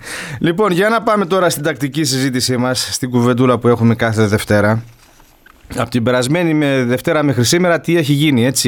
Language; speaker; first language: Greek; native; Greek